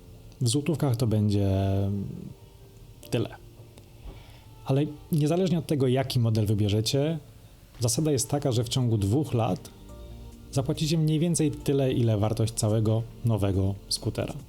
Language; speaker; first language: Polish; native; Polish